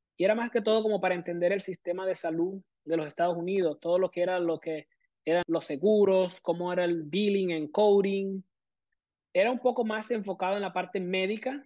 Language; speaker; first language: Spanish; native; Spanish